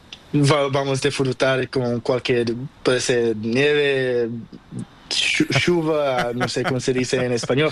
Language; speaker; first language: Spanish; non-native, learner; Portuguese